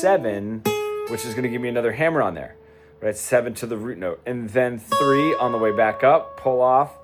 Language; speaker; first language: English; native; English